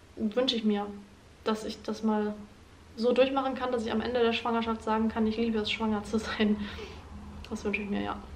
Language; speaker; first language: German; native; German